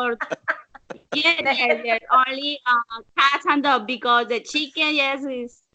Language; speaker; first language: English; non-native, learner; Spanish